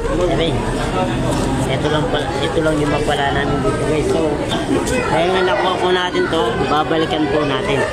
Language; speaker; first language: Filipino; non-native, local second language; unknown